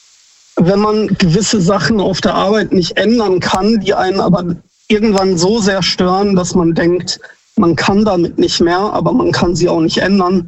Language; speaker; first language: German; native; German